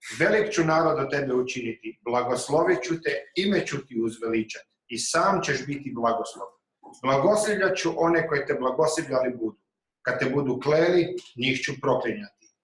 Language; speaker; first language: Croatian; native; Croatian